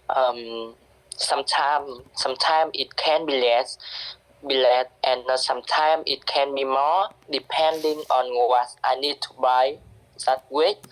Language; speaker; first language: English; non-native, learner; Vietnamese